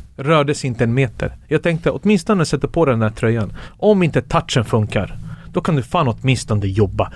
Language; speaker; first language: Swedish; early bilingual, other home language; Serbian